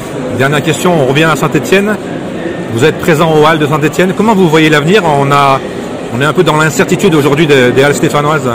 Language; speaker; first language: French; native; French